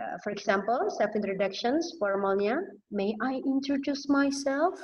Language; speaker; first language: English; non-native, fluent; Indonesian